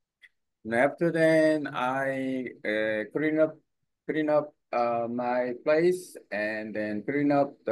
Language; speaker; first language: English; non-native, learner; Korean